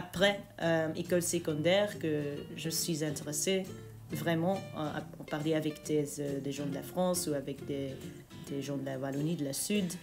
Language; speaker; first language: French; non-native, local second language; Dutch